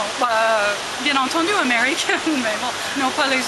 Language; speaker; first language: French; non-native, fluent; English